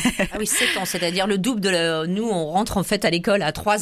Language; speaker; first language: French; native; French